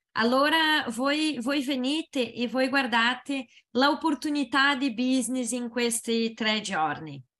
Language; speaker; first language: Italian; non-native, learner; Portuguese